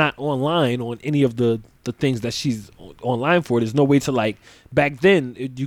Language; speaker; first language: English; native; English